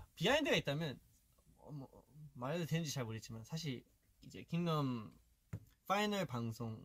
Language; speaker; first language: Korean; early bilingual, heritage; Korean